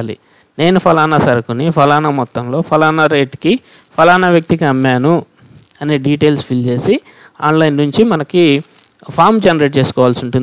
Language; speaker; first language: Telugu; native; Telugu